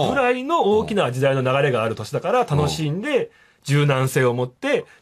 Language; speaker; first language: Japanese; native; Japanese